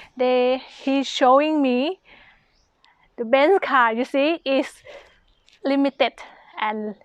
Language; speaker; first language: English; non-native, learner; Thai